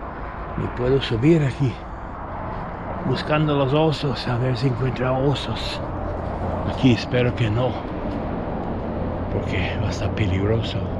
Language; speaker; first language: Spanish; non-native, fluent; English